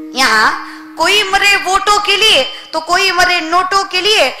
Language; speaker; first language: Hindi; non-native, local second language; Marathi